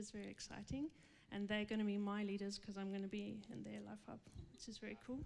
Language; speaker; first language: English; native; English